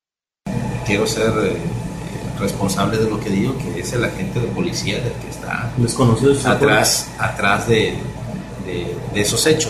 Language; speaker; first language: Spanish; native; Spanish